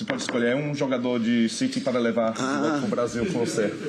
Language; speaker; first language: Portuguese; non-native, fluent; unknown